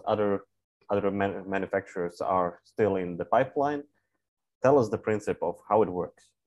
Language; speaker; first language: English; non-native, fluent; Latvian